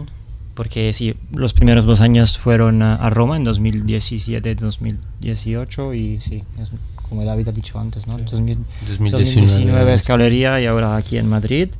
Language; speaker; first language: Spanish; non-native, fluent; Italian